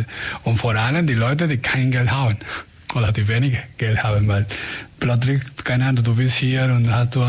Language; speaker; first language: German; non-native, fluent; Spanish